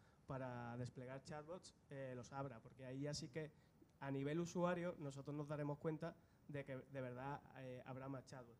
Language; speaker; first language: Spanish; native; Spanish